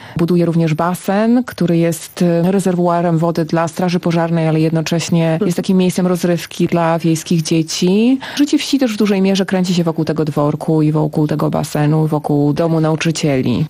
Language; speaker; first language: Polish; native; Polish